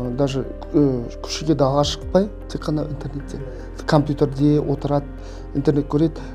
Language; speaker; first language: Kazakh; non-native, local second language; Russian